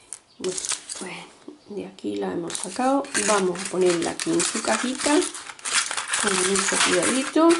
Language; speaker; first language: Spanish; native; Spanish